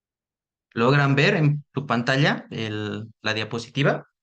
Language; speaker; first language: Spanish; native; Spanish